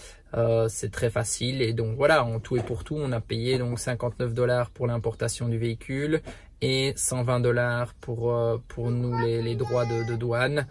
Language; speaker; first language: French; native; French